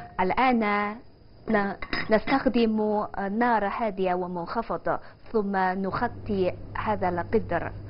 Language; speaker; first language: Arabic; non-native, fluent; Chinese